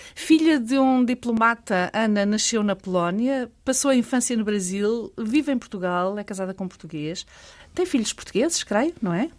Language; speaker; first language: Portuguese; native; Portuguese